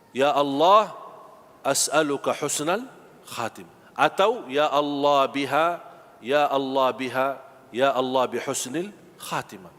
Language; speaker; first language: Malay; non-native, fluent; Arabic